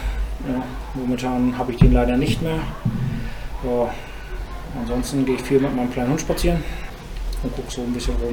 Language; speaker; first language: German; native; German